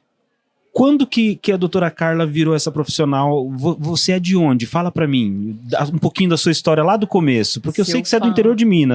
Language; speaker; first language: Portuguese; native; Portuguese